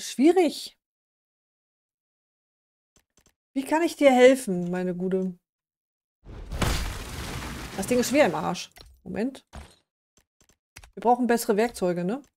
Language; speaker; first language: German; native; German